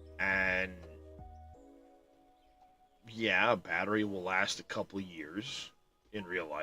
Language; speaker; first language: English; native; English